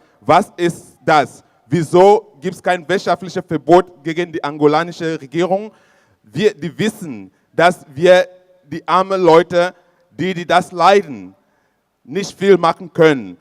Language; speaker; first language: German; non-native, fluent; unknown